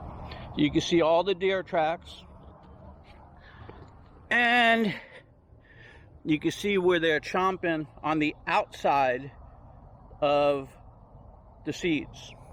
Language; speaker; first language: English; native; English